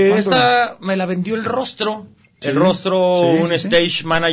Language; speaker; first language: Spanish; native; Spanish